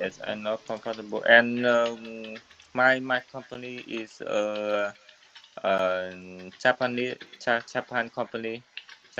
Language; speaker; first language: English; non-native, learner; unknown